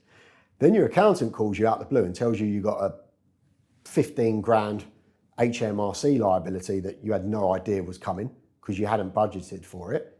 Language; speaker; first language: English; native; English